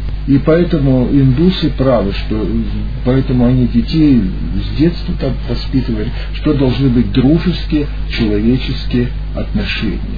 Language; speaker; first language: Russian; native; Russian